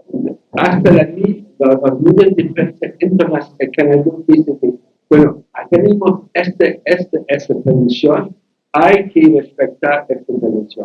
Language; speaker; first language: Spanish; non-native, learner; English